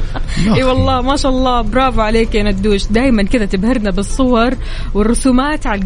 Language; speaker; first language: Arabic; native; Arabic